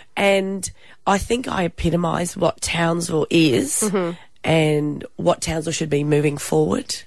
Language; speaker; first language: English; native; English